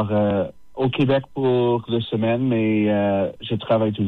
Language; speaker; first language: French; non-native, fluent; English